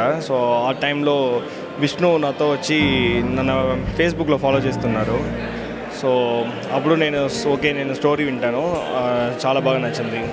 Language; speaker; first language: Telugu; non-native, learner; Tamil